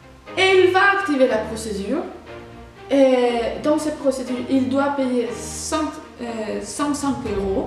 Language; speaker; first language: French; non-native, fluent; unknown